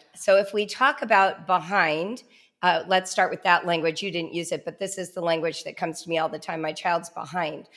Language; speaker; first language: English; native; English